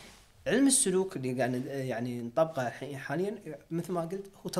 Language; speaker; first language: Arabic; native; Arabic